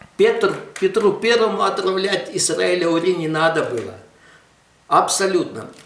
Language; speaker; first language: Russian; non-native, local second language; Armenian